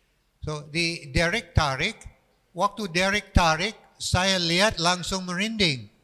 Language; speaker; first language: Indonesian; non-native, fluent; English